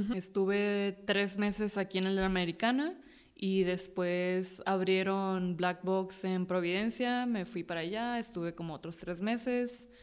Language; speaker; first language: Spanish; native; Spanish